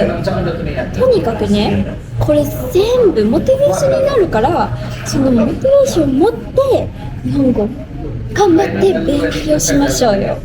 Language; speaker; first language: Japanese; non-native, fluent; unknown